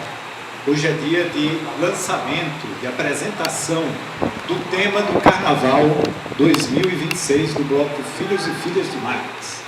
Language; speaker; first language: Portuguese; native; Portuguese